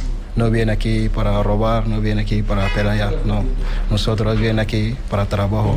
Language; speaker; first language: Spanish; non-native, learner; Wolof